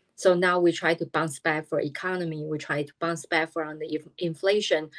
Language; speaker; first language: English; non-native, fluent; Chinese